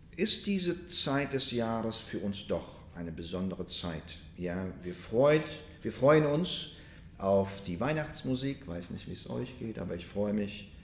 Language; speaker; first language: German; early bilingual, other home language; Russian